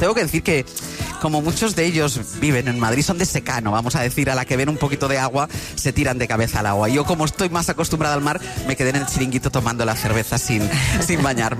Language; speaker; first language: Spanish; native; Spanish